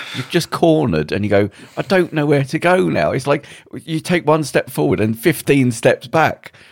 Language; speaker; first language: English; native; English